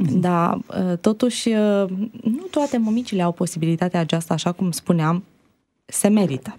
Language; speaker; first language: Romanian; native; Romanian